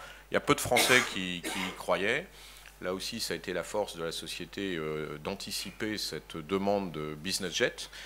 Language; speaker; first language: French; native; French